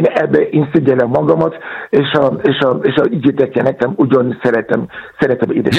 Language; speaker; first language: Hungarian; non-native, fluent; Yoruba